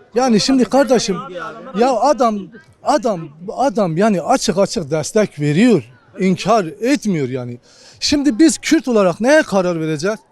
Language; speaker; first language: Turkish; non-native, local second language; Kurdish